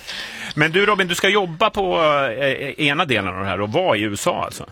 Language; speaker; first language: Swedish; native; Swedish